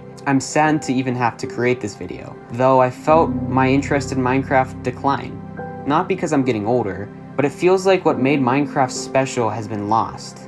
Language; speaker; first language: English; native; English